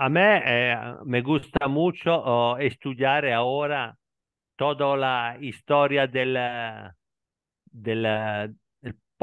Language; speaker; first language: Spanish; non-native, learner; Italian